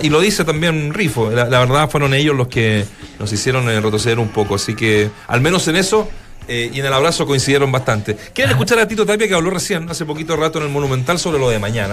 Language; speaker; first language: Spanish; native; Spanish